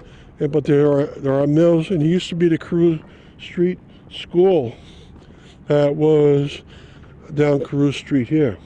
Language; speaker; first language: English; native; English